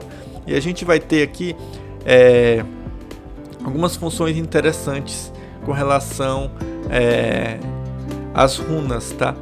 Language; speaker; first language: Portuguese; native; Portuguese